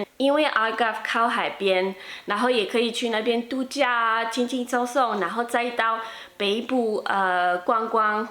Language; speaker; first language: Chinese; non-native, fluent; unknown